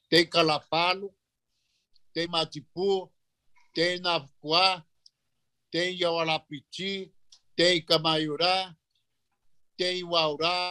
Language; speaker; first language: Portuguese; non-native, local second language; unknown